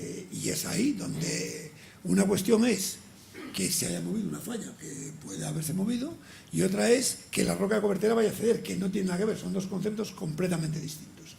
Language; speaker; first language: Spanish; native; Spanish